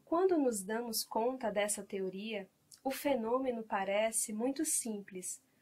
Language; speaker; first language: Portuguese; native; Portuguese